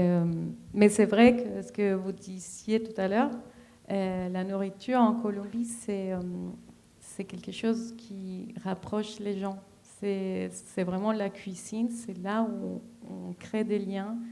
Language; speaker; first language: French; non-native, fluent; Spanish